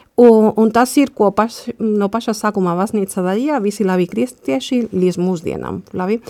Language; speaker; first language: Latvian; non-native, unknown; Spanish